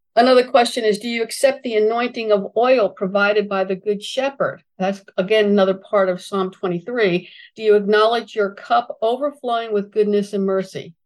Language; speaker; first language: English; native; English